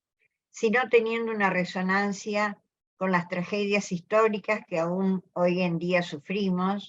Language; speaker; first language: Spanish; native; Spanish